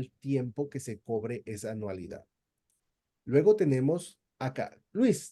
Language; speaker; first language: Spanish; native; Spanish